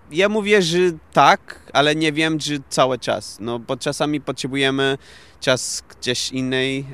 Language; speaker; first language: Polish; non-native, learner; Portuguese